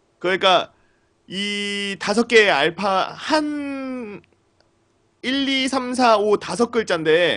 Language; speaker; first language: Korean; native; Korean